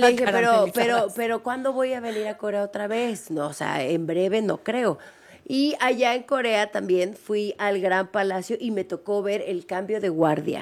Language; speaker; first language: Spanish; native; Spanish